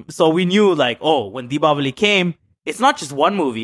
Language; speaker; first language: English; early bilingual, other home language; Tamil